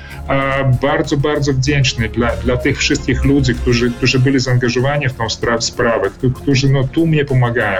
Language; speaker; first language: Polish; early bilingual, heritage; Polish